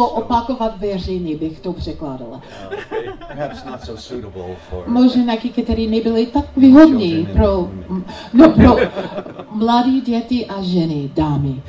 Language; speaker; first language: Czech; non-native, learner; English